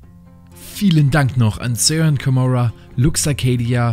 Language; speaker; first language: German; native; German